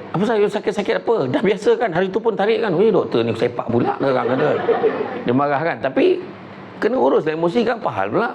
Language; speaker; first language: Malay; native; Malay